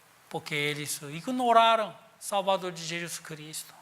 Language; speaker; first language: Portuguese; non-native, learner; Korean